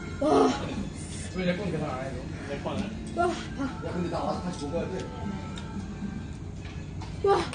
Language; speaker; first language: Korean; non-native, fluent; Japanese